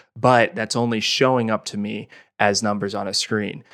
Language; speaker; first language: English; native; English